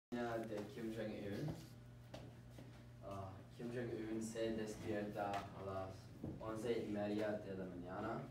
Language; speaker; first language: Spanish; non-native, learner; English